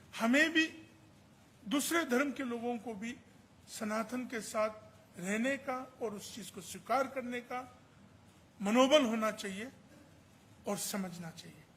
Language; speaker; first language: Hindi; non-native, local second language; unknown